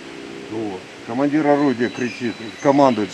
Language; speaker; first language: Russian; native; Russian